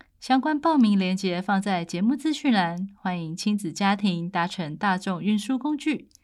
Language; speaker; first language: Chinese; native; Chinese